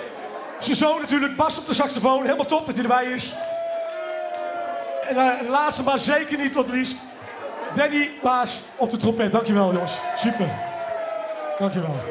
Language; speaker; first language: Dutch; native; Dutch